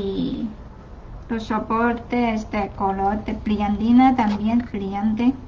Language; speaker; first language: Spanish; non-native, learner; Chinese